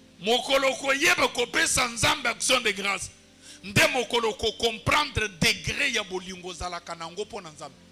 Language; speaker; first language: Lingala; non-native, local second language; Luba-Lulua